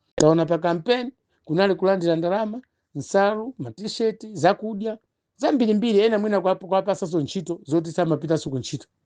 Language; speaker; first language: Nyanja; non-native, local second language; Tumbuka